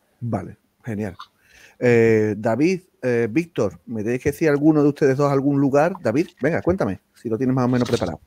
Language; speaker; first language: Spanish; native; Spanish